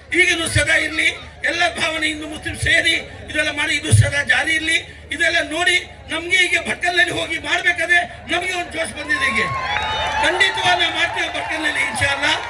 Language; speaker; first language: Kannada; non-native, local second language; Konkani